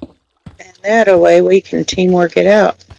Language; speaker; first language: English; native; English